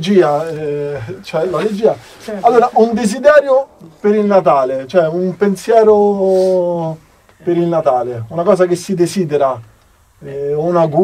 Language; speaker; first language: Italian; native; Italian